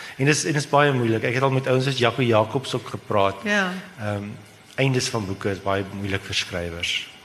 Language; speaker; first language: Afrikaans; native; Afrikaans